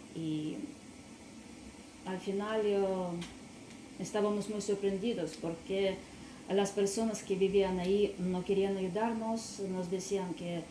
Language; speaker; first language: Spanish; non-native, learner; Russian